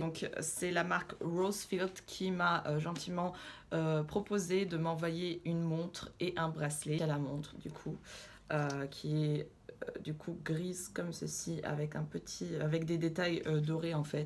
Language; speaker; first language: French; early bilingual, other home language; Russian